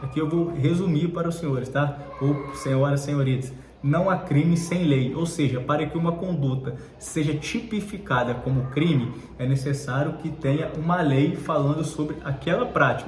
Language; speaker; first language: Portuguese; native; Portuguese